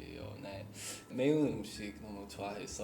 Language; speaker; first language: Korean; non-native, learner; English